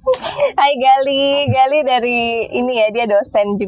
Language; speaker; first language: Indonesian; native; Indonesian